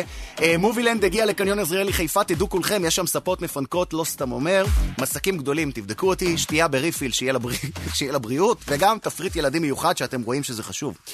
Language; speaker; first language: Hebrew; native; Hebrew